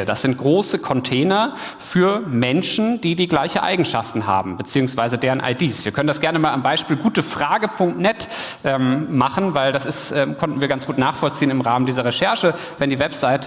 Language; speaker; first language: German; native; German